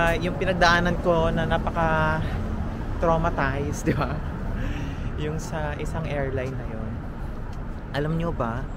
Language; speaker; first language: Filipino; native; Filipino